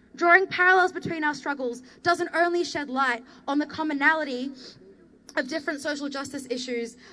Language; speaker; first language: English; early bilingual, other home language; Arabic